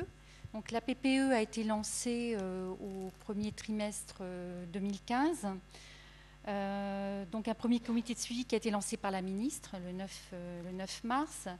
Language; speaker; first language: French; native; French